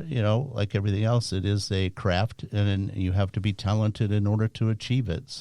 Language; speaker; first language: English; native; English